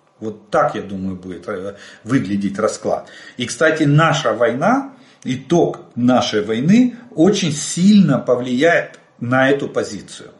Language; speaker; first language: Russian; native; Russian